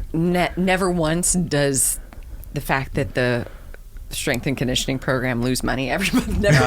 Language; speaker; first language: English; native; English